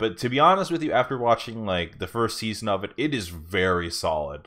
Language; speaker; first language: English; native; English